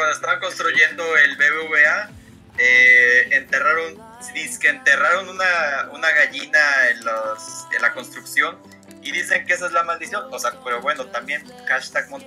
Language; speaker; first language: Spanish; native; Spanish